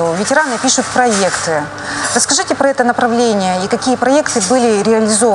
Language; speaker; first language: Russian; native; Russian